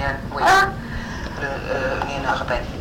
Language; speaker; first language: French; non-native, learner; Finnish